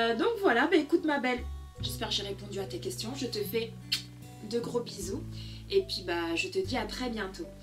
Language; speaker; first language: French; early bilingual, other home language; Portuguese